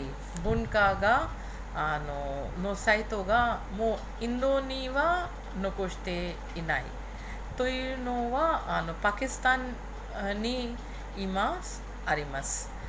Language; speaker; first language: Japanese; non-native, fluent; Hindi